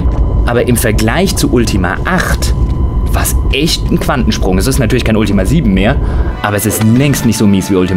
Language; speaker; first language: German; native; German